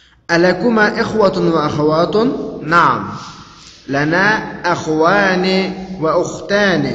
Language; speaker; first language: Arabic; non-native, fluent; Uyghur